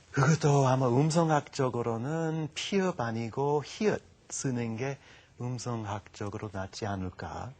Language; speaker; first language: Korean; non-native, fluent; English